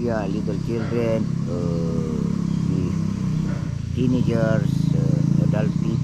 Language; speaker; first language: English; non-native, fluent; Indonesian